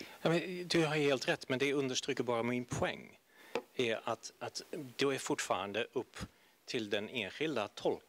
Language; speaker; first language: Swedish; non-native, fluent; Dutch